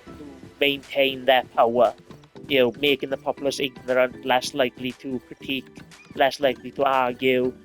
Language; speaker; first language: English; native; English